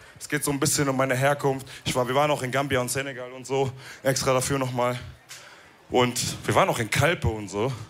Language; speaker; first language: German; early bilingual, other home language; Wolof